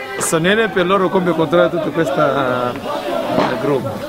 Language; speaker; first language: Italian; non-native, fluent; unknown